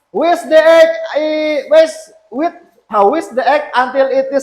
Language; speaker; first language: English; non-native, fluent; Indonesian